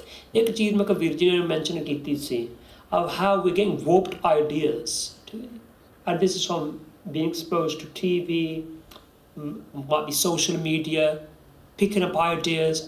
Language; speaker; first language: English; early bilingual, other home language; Punjabi